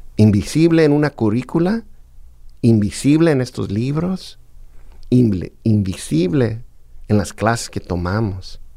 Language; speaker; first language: Spanish; early bilingual, heritage; Spanish